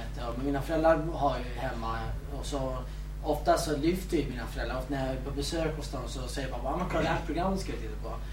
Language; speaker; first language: Swedish; early bilingual, other home language; Kurdish